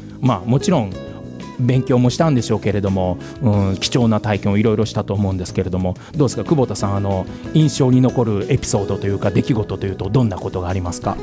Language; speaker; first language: Japanese; native; Japanese